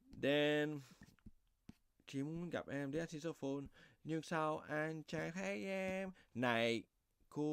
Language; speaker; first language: Vietnamese; non-native, fluent; French